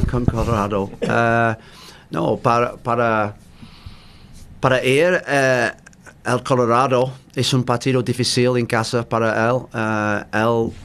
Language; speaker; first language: Spanish; non-native, learner; English